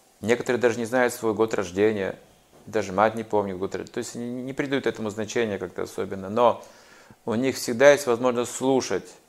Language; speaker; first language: Russian; native; Russian